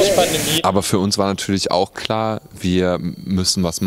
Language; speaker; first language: German; native; German